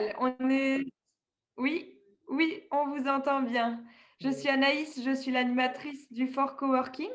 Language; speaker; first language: French; native; French